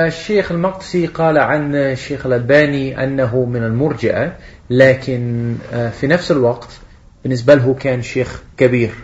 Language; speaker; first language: Arabic; non-native, fluent; Dutch